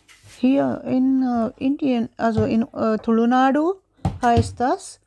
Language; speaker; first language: German; non-native, learner; Tulu